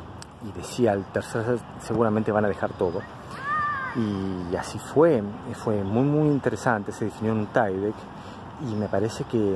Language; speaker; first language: Spanish; native; Spanish